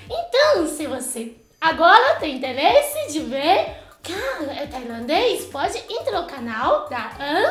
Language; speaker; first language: Portuguese; non-native, fluent; Chinese